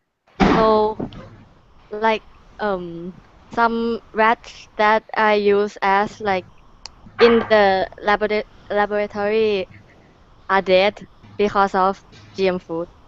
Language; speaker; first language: English; non-native, fluent; Thai